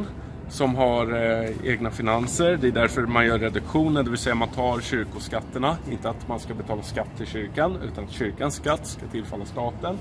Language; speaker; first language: Swedish; native; Swedish